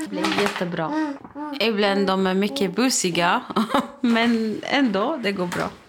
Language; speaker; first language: Swedish; non-native, learner; Arabic